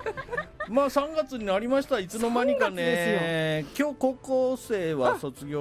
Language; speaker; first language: Japanese; native; Japanese